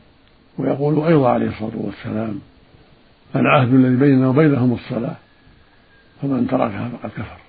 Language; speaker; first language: Arabic; native; Arabic